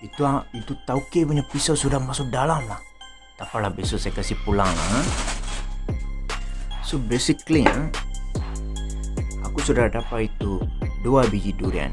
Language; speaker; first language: Malay; native; Malay